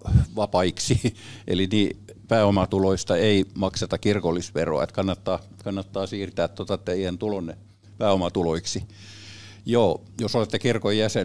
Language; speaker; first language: Finnish; native; Finnish